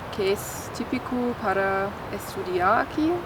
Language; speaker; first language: Spanish; non-native, learner; German